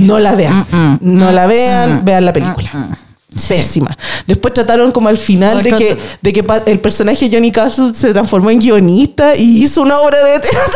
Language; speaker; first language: Spanish; native; Spanish